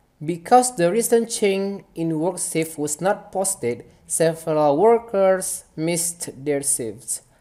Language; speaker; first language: English; non-native, fluent; Indonesian